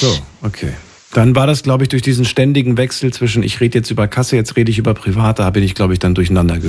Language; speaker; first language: German; native; German